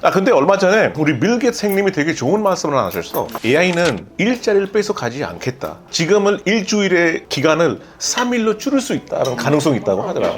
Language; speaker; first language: Korean; non-native, fluent; Hindi